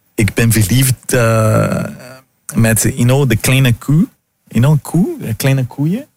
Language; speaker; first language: Dutch; non-native, fluent; Portuguese